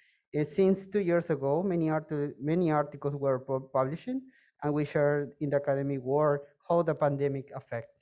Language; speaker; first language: English; non-native, fluent; Spanish